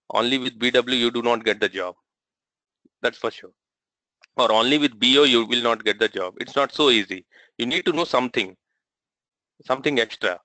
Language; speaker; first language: English; non-native, local second language; Telugu